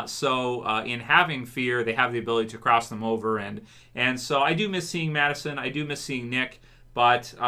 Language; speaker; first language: English; native; English